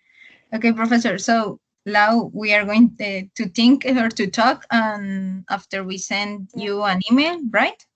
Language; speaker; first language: English; non-native, learner; Spanish